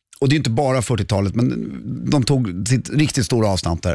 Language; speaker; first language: Swedish; native; Swedish